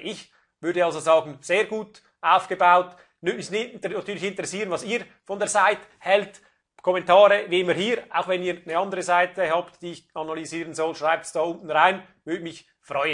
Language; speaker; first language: German; native; German